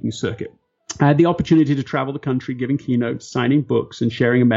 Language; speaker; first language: English; native; English